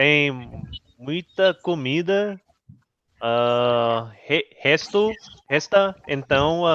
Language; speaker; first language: Portuguese; non-native, learner; English